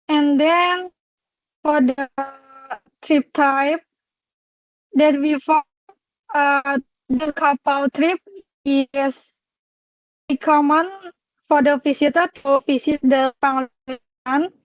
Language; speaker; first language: English; non-native, local second language; Indonesian